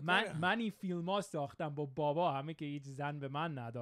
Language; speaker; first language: Persian; early bilingual, heritage; Persian